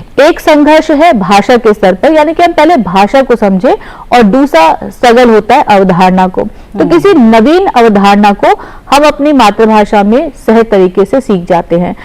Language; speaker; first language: Hindi; native; Hindi